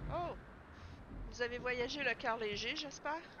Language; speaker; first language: French; native; French